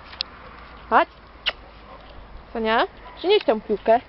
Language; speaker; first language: Polish; native; Polish